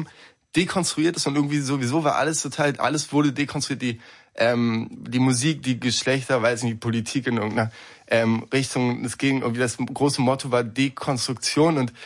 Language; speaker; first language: German; native; German